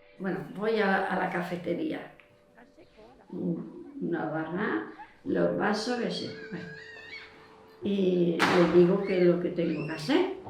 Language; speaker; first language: Spanish; non-native, fluent; French